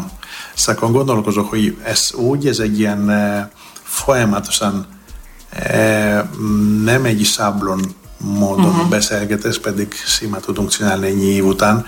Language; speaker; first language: Hungarian; non-native, learner; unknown